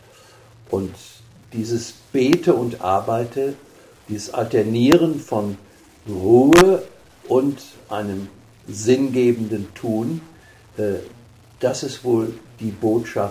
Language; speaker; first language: German; native; German